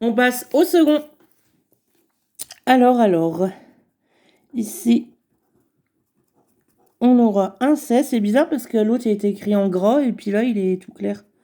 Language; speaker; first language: French; native; French